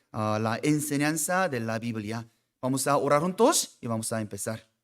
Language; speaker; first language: Spanish; non-native, fluent; Korean